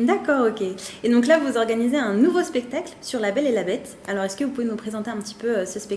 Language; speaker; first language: French; native; French